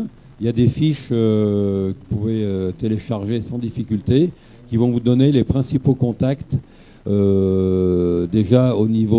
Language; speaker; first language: French; native; French